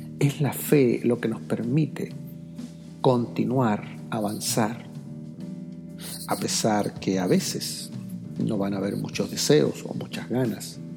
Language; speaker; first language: Spanish; native; Spanish